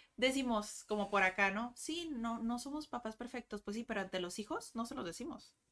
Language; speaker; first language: Spanish; native; Spanish